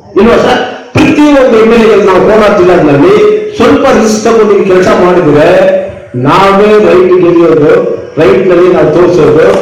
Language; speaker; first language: Kannada; non-native, local second language; Tamil